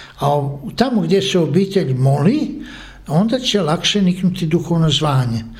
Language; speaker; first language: Croatian; native; Croatian